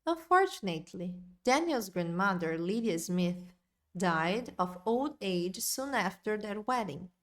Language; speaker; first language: English; non-native, fluent; Portuguese